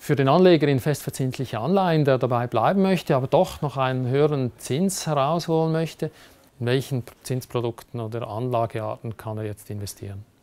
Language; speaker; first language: German; native; German